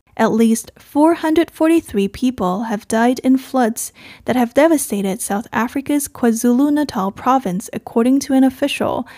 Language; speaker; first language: English; non-native, fluent; Chinese